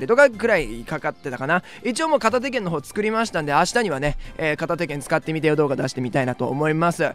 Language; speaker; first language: Japanese; native; Japanese